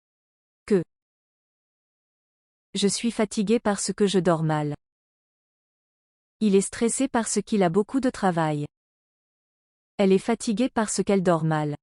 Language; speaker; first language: French; non-native, learner; English